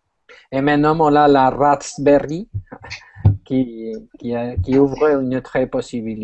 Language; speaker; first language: French; non-native, fluent; Spanish